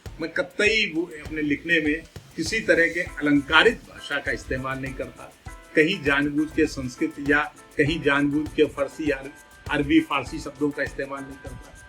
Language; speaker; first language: Hindi; native; Hindi